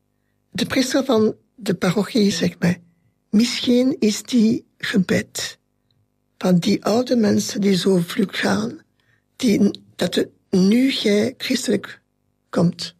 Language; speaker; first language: Dutch; non-native, local second language; French